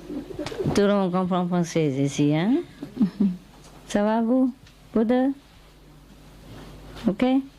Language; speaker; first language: French; non-native, learner; Vietnamese